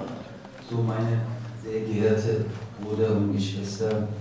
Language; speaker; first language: German; non-native, learner; Persian